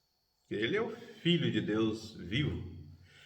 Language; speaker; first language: Portuguese; native; Portuguese